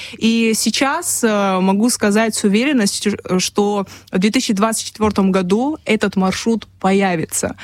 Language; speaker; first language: Russian; non-native, local second language; Abkhazian